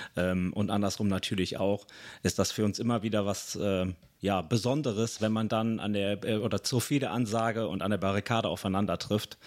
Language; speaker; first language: German; native; German